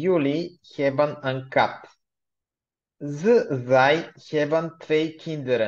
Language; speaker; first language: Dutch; non-native, fluent; Bulgarian